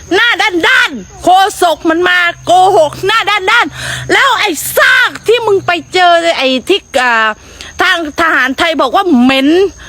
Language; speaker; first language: Thai; native; Thai